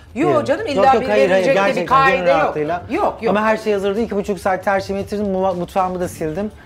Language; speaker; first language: Turkish; native; Turkish